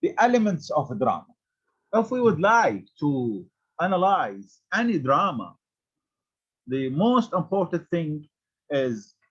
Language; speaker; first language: English; non-native, fluent; Arabic